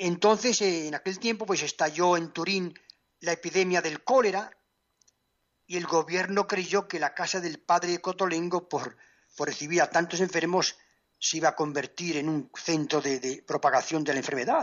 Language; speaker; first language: Spanish; native; Spanish